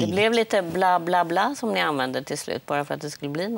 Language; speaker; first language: Swedish; native; Swedish